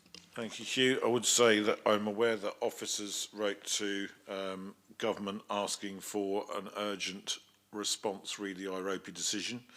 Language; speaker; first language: English; native; English